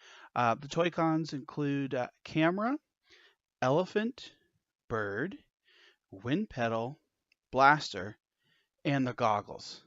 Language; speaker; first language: English; native; English